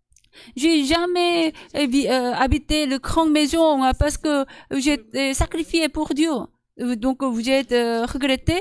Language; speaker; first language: French; non-native, learner; Korean